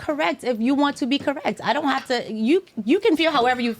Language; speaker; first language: English; native; English